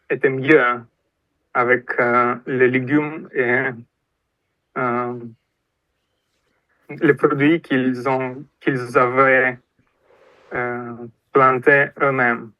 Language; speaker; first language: French; non-native, fluent; Russian